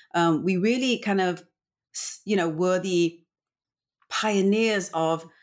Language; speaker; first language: English; native; English